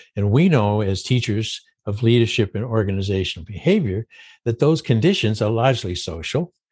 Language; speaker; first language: English; native; English